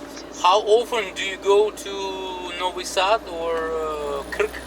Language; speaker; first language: English; non-native, fluent; Russian